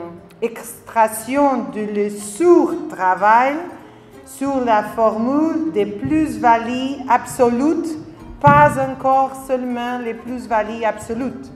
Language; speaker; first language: French; non-native, learner; Spanish